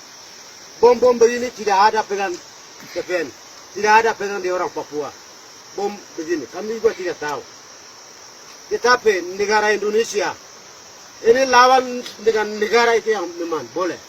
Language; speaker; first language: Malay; non-native, local second language; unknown